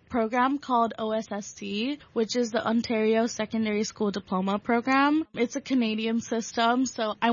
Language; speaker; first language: English; non-native, local second language; Bangla